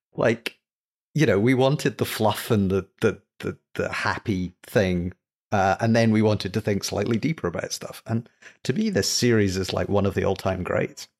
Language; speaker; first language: English; native; English